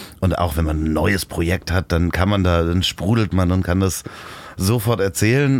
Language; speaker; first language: German; native; German